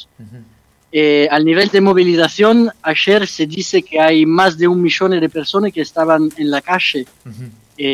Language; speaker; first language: Spanish; non-native, fluent; French